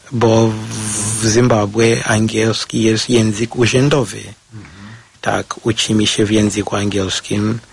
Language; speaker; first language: Polish; non-native, fluent; Shona